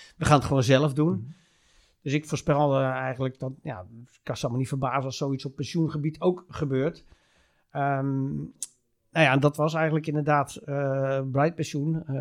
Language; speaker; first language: Dutch; native; Dutch